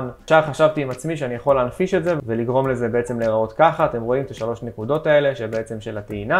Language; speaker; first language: Hebrew; native; Hebrew